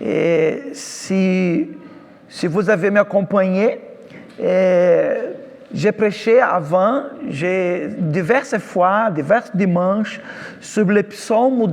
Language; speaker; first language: French; non-native, fluent; Portuguese